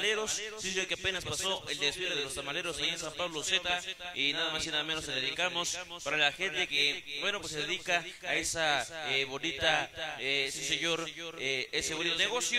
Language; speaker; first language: Spanish; native; Spanish